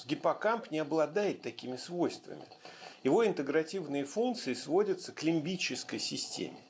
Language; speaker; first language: Russian; native; Russian